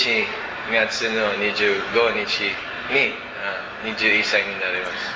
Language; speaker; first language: Japanese; non-native, learner; Cebuano